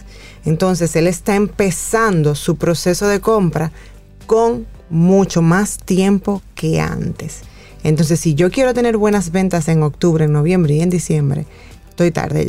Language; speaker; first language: Spanish; native; Spanish